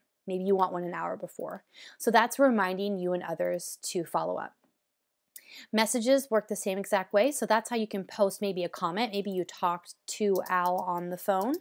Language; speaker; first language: English; native; English